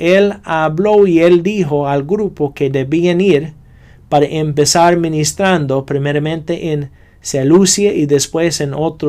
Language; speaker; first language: Spanish; non-native, fluent; English